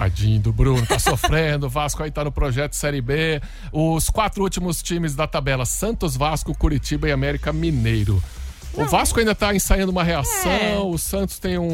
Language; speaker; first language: Portuguese; native; Portuguese